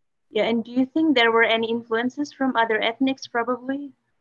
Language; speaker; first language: English; non-native, fluent; Indonesian